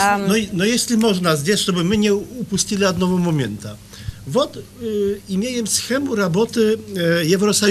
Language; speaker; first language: Russian; non-native, fluent; Polish